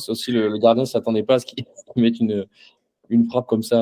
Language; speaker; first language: French; native; French